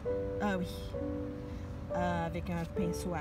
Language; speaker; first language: French; non-native, fluent; Spanish